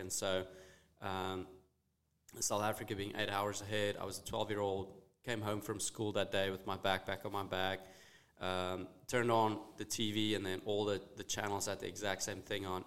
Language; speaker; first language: English; non-native, local second language; Afrikaans